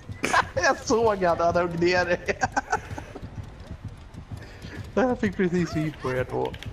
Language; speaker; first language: Swedish; native; Swedish